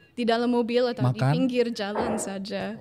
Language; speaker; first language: Indonesian; non-native, fluent; English